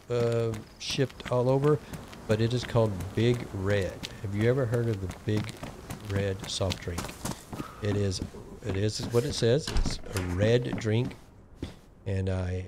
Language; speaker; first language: English; native; English